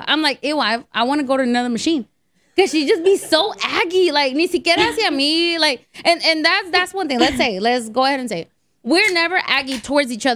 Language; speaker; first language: English; early bilingual, other home language; Spanish